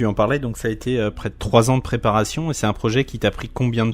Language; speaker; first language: French; native; French